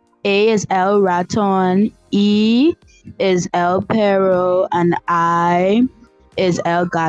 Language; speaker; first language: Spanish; non-native, learner; English